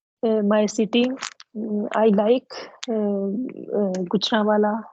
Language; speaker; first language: English; non-native, learner; Punjabi